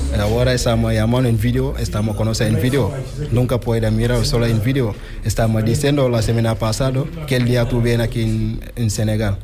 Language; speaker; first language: Spanish; non-native, learner; Wolof